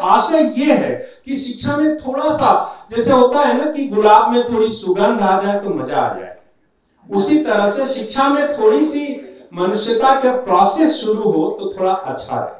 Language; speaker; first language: Hindi; native; Hindi